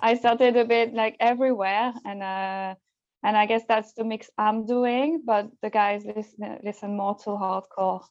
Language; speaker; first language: English; non-native, fluent; French